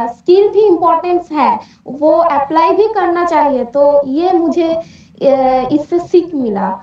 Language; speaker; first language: Hindi; native; Hindi